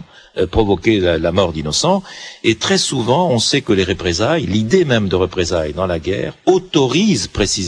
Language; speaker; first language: French; native; French